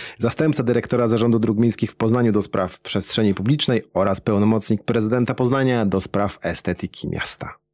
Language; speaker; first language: Polish; native; Polish